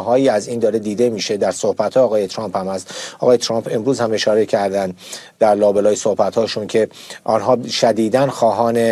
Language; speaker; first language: Persian; native; Persian